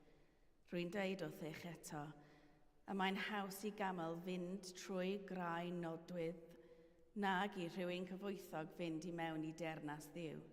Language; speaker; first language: Welsh; native; Welsh